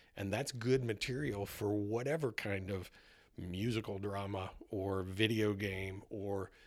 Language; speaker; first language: English; native; English